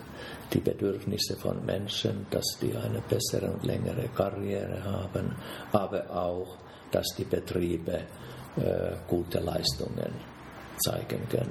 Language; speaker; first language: German; non-native, fluent; Finnish